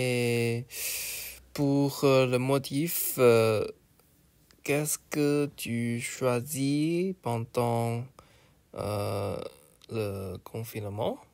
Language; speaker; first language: French; non-native, learner; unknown